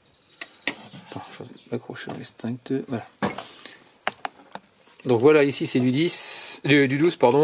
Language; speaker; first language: French; native; French